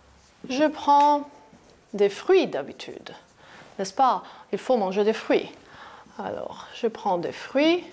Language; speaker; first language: French; non-native, fluent; Greek